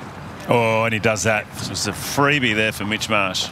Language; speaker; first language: English; native; English